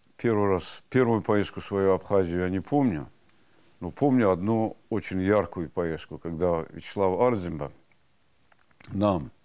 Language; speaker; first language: Russian; non-native, local second language; Avaric